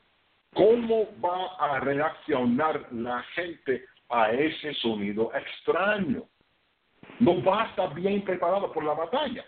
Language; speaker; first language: Spanish; non-native, fluent; English